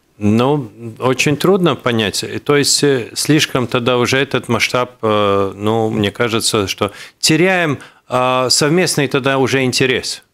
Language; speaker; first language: Russian; non-native, local second language; Latvian